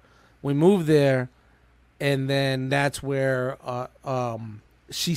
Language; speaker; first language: English; native; English